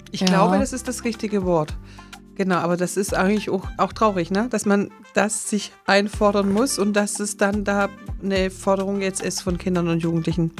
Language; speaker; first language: German; native; German